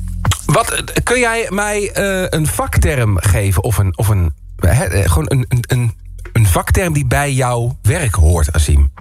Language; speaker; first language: Dutch; native; Dutch